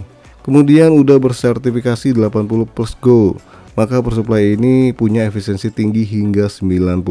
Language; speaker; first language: Indonesian; native; Indonesian